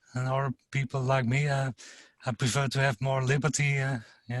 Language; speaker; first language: English; non-native, fluent; German